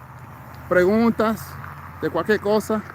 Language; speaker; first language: Spanish; non-native, fluent; English